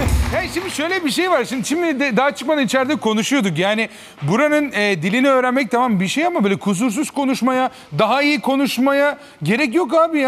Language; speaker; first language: Turkish; native; Turkish